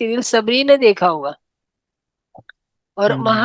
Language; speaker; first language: Hindi; native; Hindi